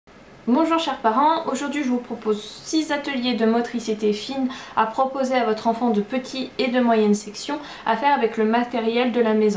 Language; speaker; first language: French; native; French